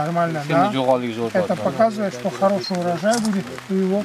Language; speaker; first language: Russian; non-native, fluent; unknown